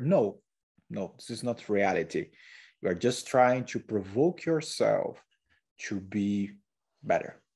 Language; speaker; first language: English; non-native, learner; Portuguese